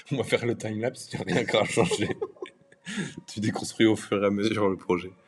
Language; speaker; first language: French; native; French